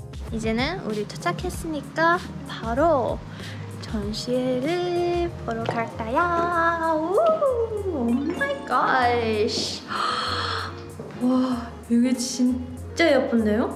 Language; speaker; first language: Korean; non-native, learner; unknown